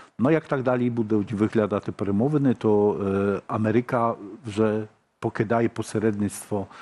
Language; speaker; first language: Polish; non-native, learner; Ukrainian